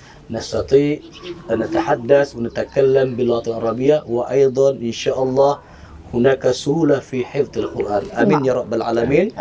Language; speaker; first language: Arabic; non-native, fluent; Indonesian